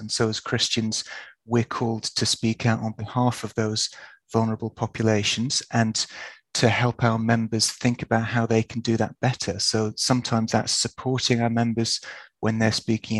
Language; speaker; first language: English; native; English